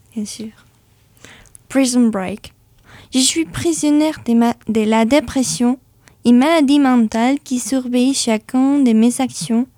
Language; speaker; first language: French; non-native, fluent; Spanish